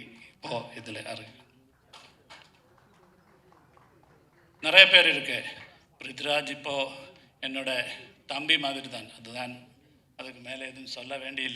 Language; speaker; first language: Tamil; non-native, learner; Malayalam